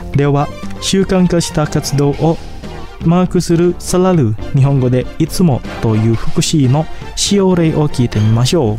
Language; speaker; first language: Japanese; non-native, fluent; Indonesian